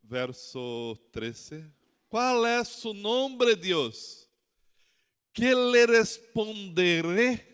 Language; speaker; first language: Spanish; non-native, learner; Portuguese